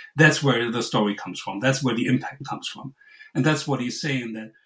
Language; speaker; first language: English; non-native, fluent; German